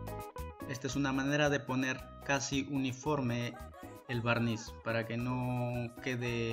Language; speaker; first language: Spanish; native; Spanish